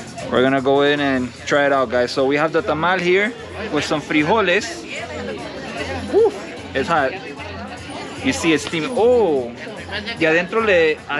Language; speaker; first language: English; early bilingual, other home language; Spanish